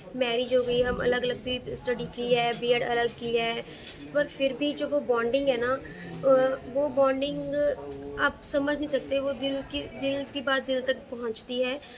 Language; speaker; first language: Hindi; native; Hindi